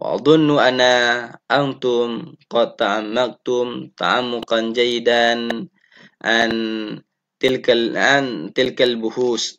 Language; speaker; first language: Arabic; non-native, fluent; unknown